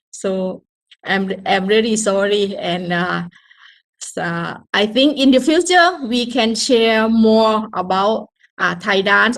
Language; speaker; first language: English; non-native, learner; Thai